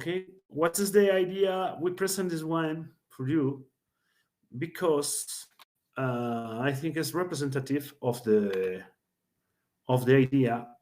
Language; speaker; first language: English; non-native, learner; Spanish